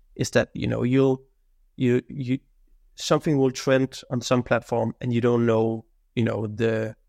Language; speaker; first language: English; non-native, fluent; Danish